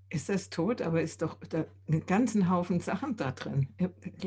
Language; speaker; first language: German; native; German